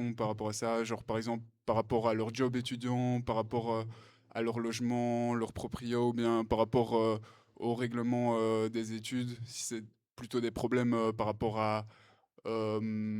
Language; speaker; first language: French; native; French